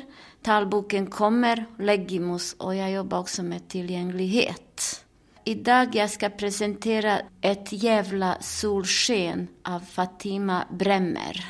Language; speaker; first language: Swedish; non-native, fluent; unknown